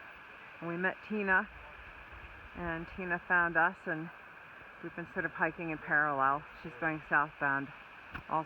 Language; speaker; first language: English; non-native, fluent; German